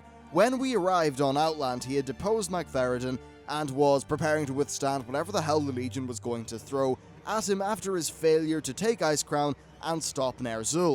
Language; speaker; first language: English; native; English